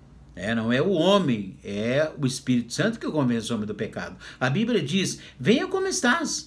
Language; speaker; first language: Portuguese; native; Portuguese